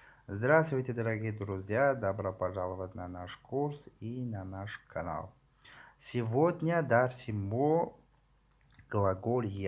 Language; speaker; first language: Russian; non-native, learner; Tajik